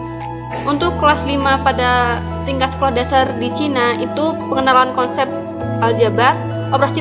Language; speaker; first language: Indonesian; native; Indonesian